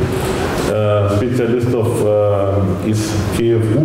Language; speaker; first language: Russian; non-native, fluent; German